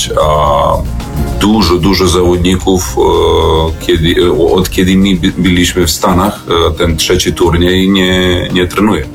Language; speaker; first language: Polish; non-native, learner; Serbian